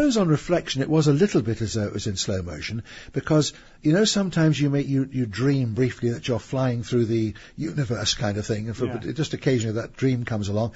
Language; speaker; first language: English; native; English